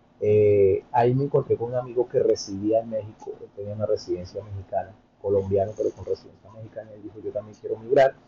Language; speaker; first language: Spanish; native; Spanish